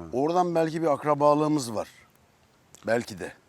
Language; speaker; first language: Turkish; native; Turkish